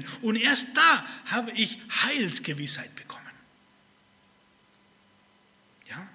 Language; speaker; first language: German; early bilingual, other home language; Spanish